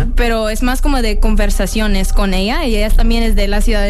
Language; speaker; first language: Spanish; early bilingual, heritage; English